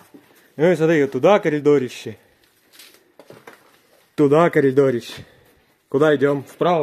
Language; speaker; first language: Russian; native; Russian